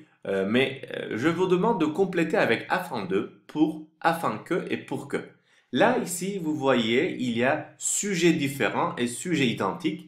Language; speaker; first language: French; non-native, fluent; Turkish